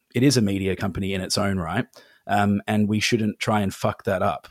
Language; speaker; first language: English; native; English